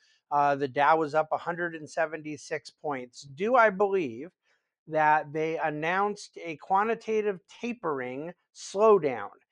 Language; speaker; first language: English; native; English